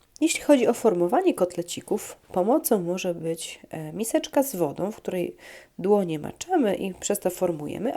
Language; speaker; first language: Polish; native; Polish